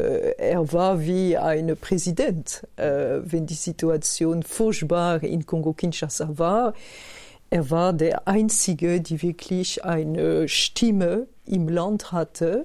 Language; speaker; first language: German; non-native, fluent; French